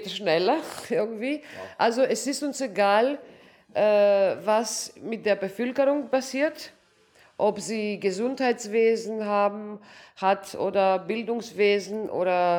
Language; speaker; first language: German; non-native, local second language; Greek